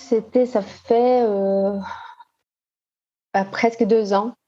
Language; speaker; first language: French; non-native, fluent; Portuguese